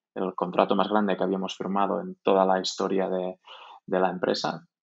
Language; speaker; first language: Spanish; native; Spanish